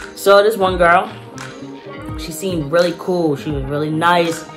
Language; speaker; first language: English; native; English